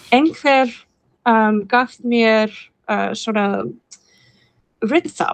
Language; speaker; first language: Icelandic; non-native, fluent; English